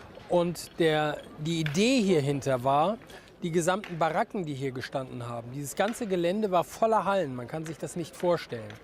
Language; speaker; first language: German; native; German